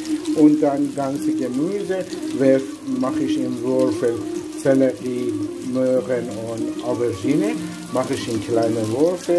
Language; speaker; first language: German; non-native, learner; Persian